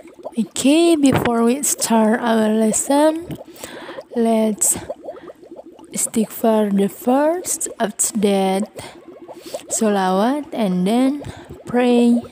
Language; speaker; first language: English; non-native, fluent; Indonesian